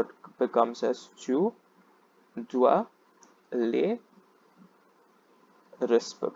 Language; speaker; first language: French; non-native, fluent; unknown